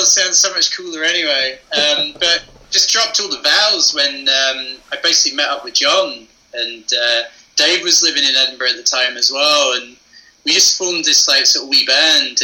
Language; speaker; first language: English; native; English